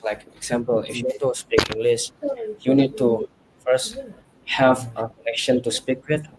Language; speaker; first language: English; non-native, learner; Indonesian